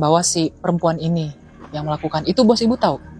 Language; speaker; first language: Indonesian; native; Indonesian